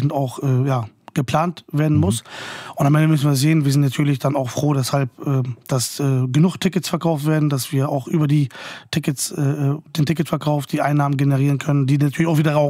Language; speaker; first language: German; native; German